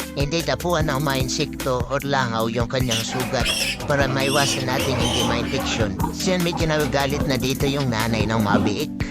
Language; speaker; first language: Filipino; non-native, local second language; Waray